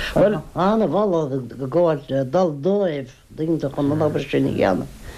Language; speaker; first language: Irish; native; Irish